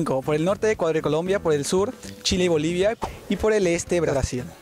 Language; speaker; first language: Spanish; native; Spanish